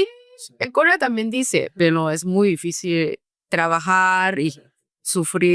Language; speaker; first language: Spanish; non-native, fluent; Korean